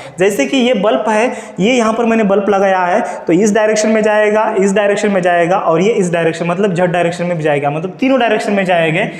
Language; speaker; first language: Hindi; non-native, local second language; Marathi